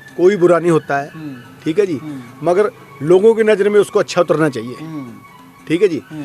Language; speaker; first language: Hindi; non-native, local second language; Punjabi